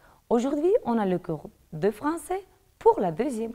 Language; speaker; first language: French; non-native, fluent; Uzbek